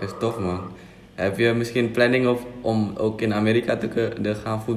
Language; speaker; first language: Dutch; non-native, fluent; Indonesian